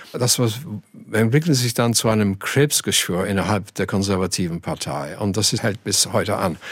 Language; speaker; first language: German; non-native, fluent; English